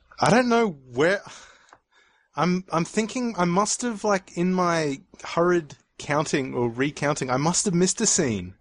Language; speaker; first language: English; native; English